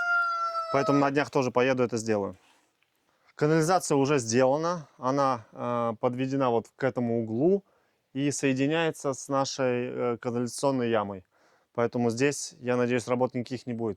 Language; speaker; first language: Russian; native; Russian